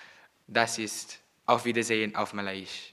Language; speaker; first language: German; non-native, learner; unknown